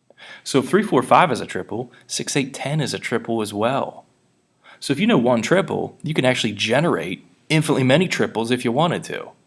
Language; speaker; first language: English; native; English